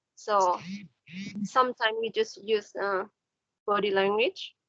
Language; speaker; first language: English; non-native, learner; Indonesian